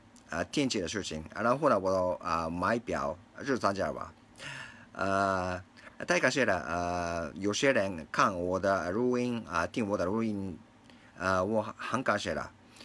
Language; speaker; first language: Chinese; non-native, learner; Japanese